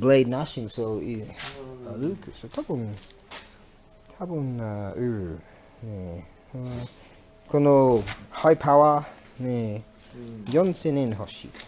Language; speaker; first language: Japanese; non-native, learner; English